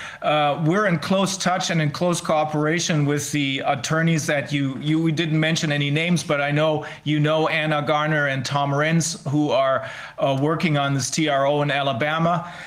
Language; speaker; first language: English; non-native, fluent; German